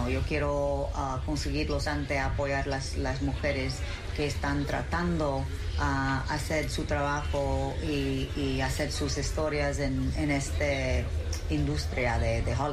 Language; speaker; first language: Spanish; early bilingual, heritage; Spanish